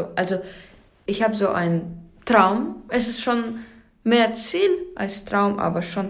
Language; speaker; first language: German; non-native, learner; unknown